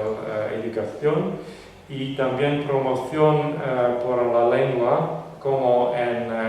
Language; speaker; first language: Spanish; non-native, fluent; Western Frisian